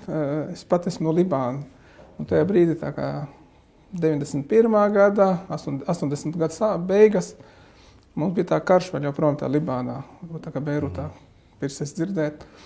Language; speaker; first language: Latvian; non-native, fluent; Arabic